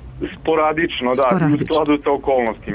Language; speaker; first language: Croatian; native; Croatian